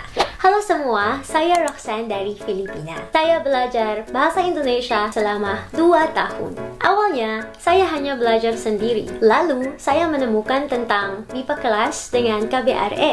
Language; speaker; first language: Indonesian; non-native, fluent; Filipino